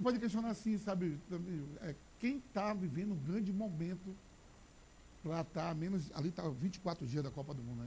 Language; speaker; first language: Portuguese; native; Portuguese